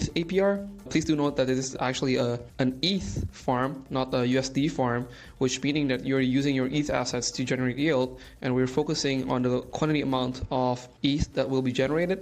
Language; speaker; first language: English; non-native, fluent; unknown